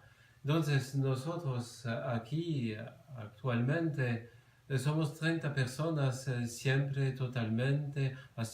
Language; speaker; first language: Spanish; non-native, fluent; French